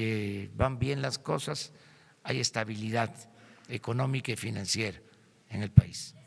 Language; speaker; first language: Spanish; native; Spanish